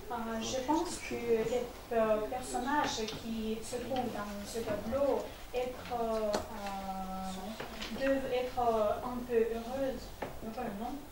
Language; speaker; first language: French; non-native, learner; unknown